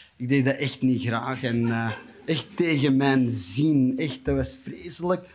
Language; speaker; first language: Dutch; non-native, local second language; Turkish